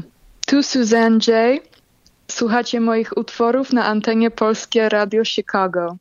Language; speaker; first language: Polish; early bilingual, heritage; Polish